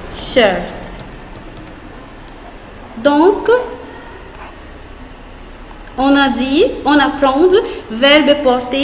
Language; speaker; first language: French; non-native, fluent; Arabic